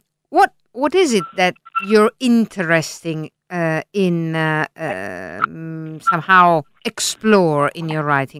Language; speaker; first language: English; non-native, fluent; Italian